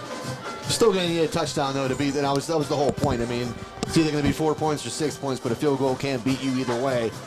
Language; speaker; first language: English; native; English